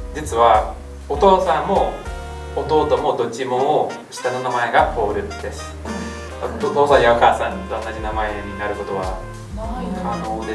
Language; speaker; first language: Japanese; non-native, fluent; English